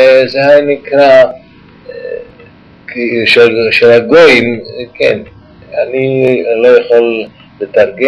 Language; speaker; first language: Hebrew; non-native, fluent; Yiddish